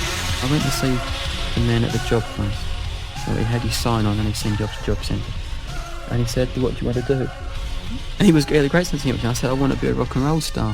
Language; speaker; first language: English; native; English